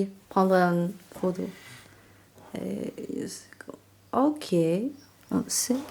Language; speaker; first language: French; non-native, learner; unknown